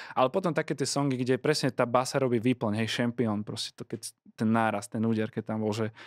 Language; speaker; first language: Slovak; native; Slovak